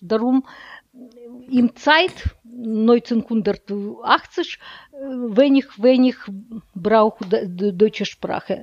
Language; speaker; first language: German; non-native, learner; Russian